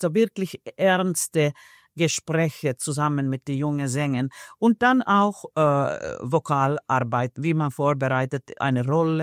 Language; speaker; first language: German; non-native, fluent; Finnish